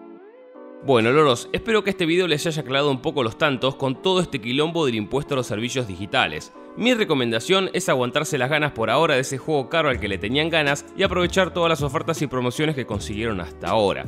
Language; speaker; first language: Spanish; native; Spanish